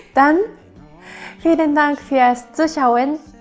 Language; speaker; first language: German; non-native, learner; Japanese